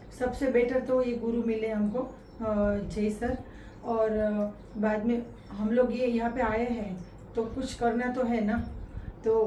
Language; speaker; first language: Hindi; non-native, local second language; Gujarati